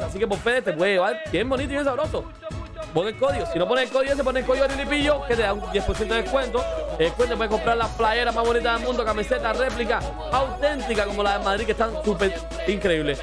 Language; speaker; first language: Spanish; native; Spanish